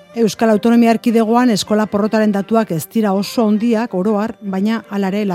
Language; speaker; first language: Basque; native; Basque